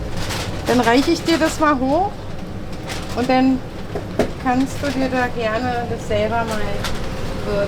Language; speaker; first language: German; native; German